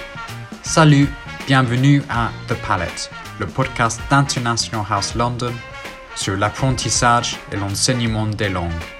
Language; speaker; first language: French; non-native, fluent; English